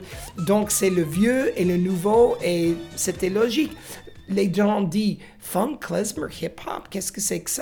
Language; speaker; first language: French; non-native, fluent; English